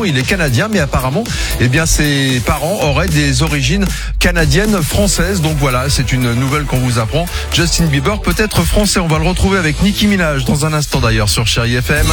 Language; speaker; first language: French; native; French